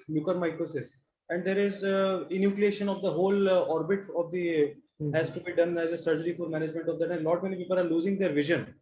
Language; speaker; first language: English; non-native, local second language; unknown